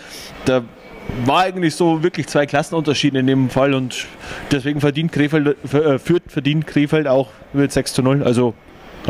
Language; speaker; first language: German; native; German